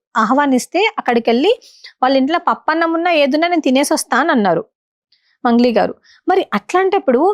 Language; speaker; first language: Telugu; non-native, local second language; Lambadi